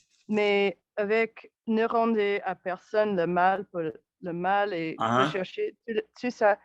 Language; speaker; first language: French; non-native, learner; English